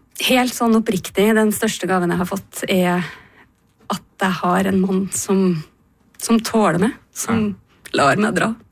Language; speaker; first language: Norwegian; native; Norwegian